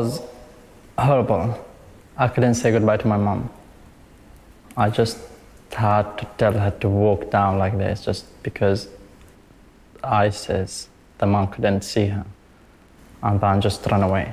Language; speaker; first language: English; non-native, learner; Arabic